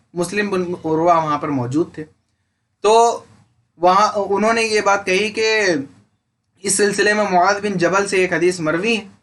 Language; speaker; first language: Urdu; native; Urdu